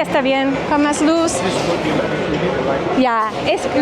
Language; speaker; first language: Spanish; non-native, learner; English